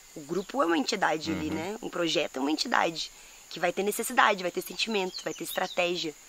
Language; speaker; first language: Portuguese; native; Portuguese